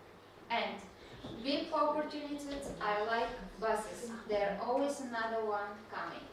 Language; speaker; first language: English; non-native, fluent; Bulgarian